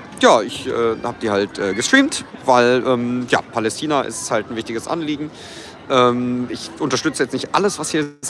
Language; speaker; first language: German; native; German